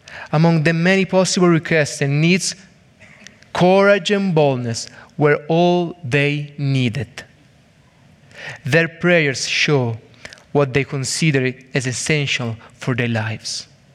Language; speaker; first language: English; non-native, learner; Italian